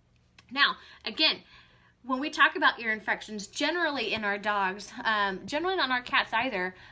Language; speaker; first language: English; native; English